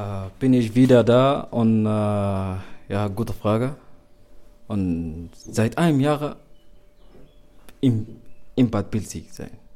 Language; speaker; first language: German; non-native, learner; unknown